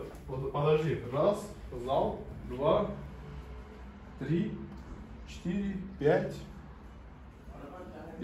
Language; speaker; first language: Russian; non-native, fluent; Turkish